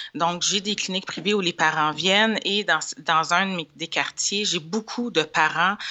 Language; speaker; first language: French; native; French